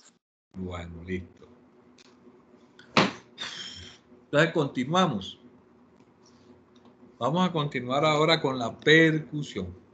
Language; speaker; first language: Spanish; native; Spanish